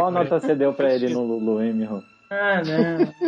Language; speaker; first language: Portuguese; native; Portuguese